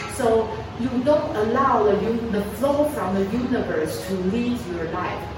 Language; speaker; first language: English; non-native, fluent; Chinese